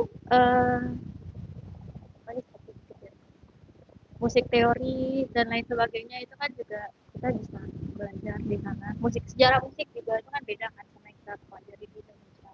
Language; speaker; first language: Indonesian; native; Indonesian